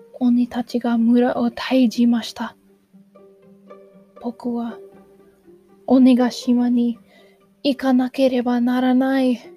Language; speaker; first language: Japanese; non-native, learner; English